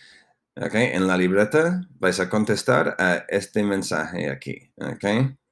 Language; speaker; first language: Spanish; non-native, fluent; English